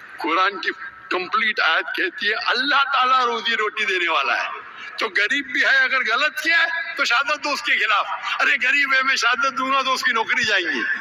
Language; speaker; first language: Urdu; non-native, local second language; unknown